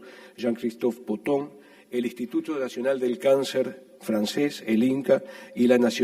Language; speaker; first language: Spanish; native; Spanish